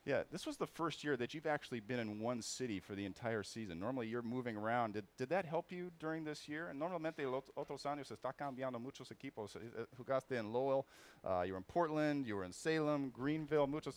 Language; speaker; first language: English; native; English